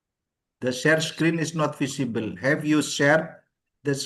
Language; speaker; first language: English; non-native, learner; Indonesian